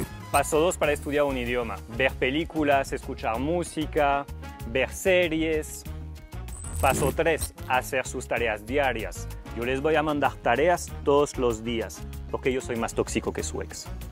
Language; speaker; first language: Spanish; non-native, fluent; French